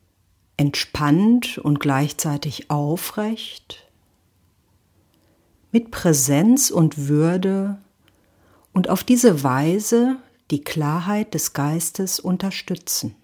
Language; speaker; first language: German; native; German